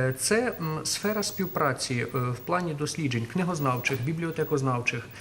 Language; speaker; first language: Ukrainian; native; Ukrainian